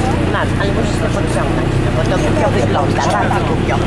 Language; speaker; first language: Polish; native; Polish